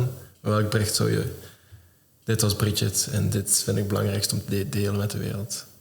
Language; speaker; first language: Dutch; native; Dutch